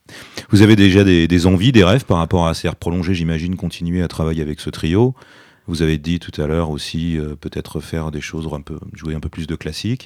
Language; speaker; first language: French; native; French